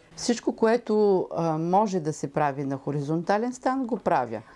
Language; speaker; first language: Bulgarian; native; Bulgarian